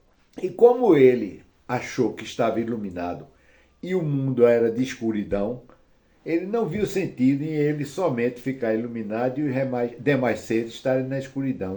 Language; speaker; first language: Portuguese; native; Portuguese